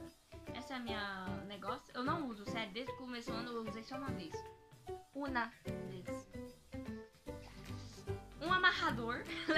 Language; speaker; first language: Portuguese; early bilingual, heritage; Portuguese